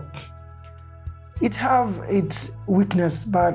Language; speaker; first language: English; non-native, local second language; Swahili